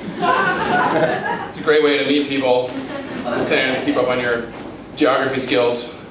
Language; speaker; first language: English; native; English